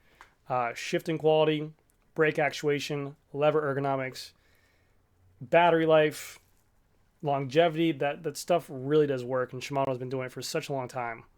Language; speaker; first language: English; native; English